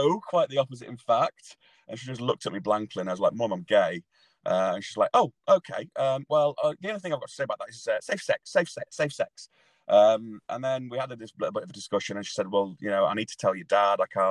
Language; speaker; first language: English; native; English